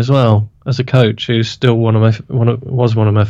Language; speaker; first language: English; native; English